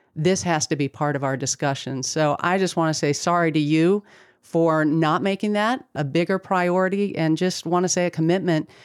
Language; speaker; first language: English; native; English